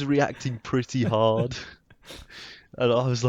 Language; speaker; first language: English; native; English